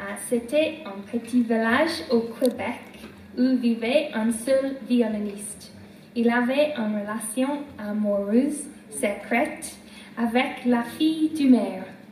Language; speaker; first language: French; non-native, learner; English